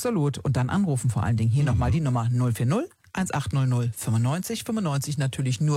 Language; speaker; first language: German; native; German